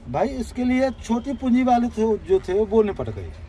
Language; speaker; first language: Hindi; native; Hindi